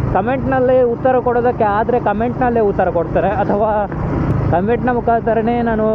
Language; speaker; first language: Kannada; non-native, local second language; Tulu